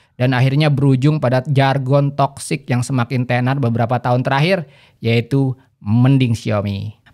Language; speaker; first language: Indonesian; native; Indonesian